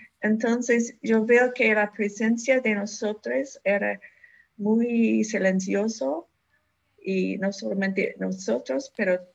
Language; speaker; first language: Spanish; non-native, fluent; English